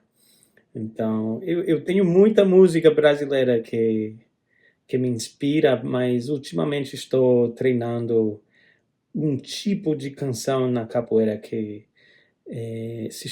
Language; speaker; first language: Portuguese; non-native, fluent; English